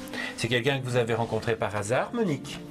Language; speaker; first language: French; native; French